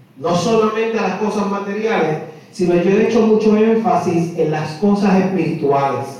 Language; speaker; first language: Spanish; native; Spanish